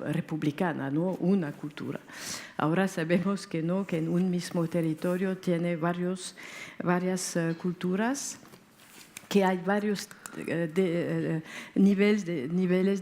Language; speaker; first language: Spanish; non-native, fluent; French